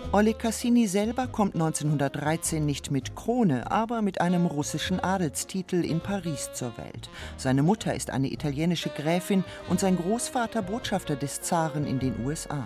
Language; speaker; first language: German; native; German